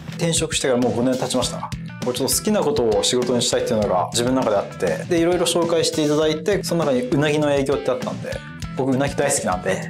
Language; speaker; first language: Japanese; native; Japanese